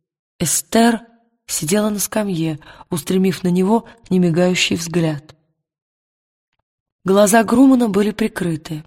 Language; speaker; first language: Russian; native; Russian